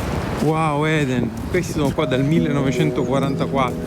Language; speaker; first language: Italian; native; Italian